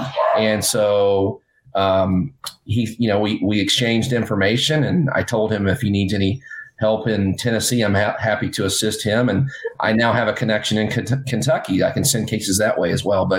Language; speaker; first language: English; native; English